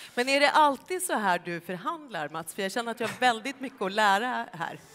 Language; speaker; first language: Swedish; native; Swedish